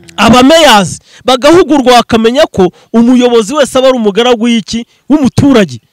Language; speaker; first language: Kinyarwanda; native; Kinyarwanda